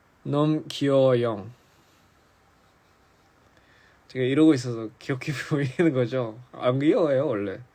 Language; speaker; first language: Korean; early bilingual, heritage; English